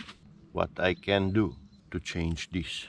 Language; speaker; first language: English; non-native, learner; Romanian